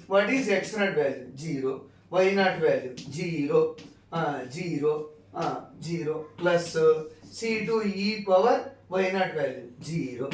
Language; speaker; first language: English; non-native, local second language; Telugu